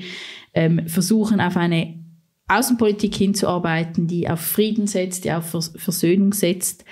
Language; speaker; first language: German; native; German